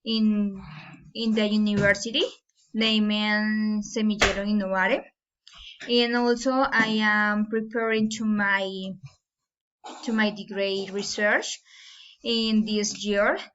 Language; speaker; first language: English; non-native, learner; Spanish